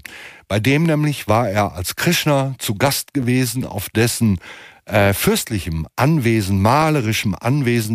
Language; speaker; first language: German; native; German